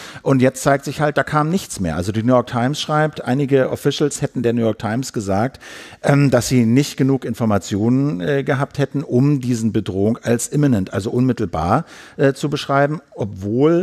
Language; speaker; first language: German; native; German